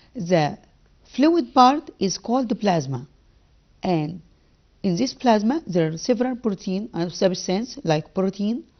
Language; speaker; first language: English; non-native, local second language; Arabic